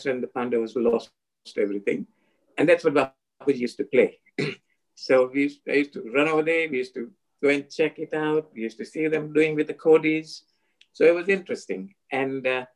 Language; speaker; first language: English; non-native, local second language; Gujarati